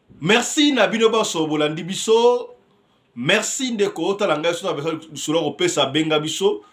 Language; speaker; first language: Lingala; native; Lingala